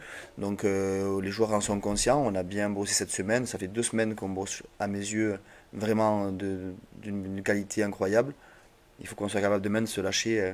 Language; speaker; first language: French; native; French